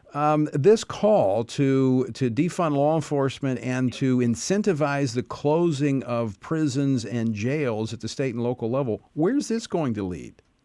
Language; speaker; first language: English; native; English